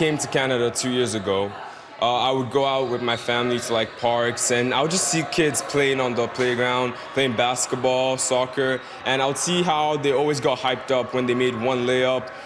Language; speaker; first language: English; non-native, local second language; Yoruba